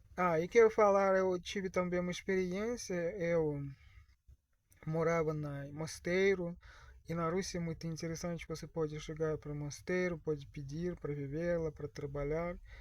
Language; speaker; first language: Portuguese; non-native, learner; Russian